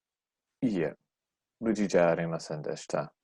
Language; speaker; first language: Japanese; non-native, learner; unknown